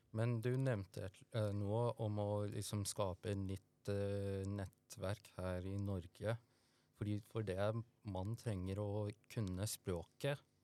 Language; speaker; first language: Norwegian; early bilingual, other home language; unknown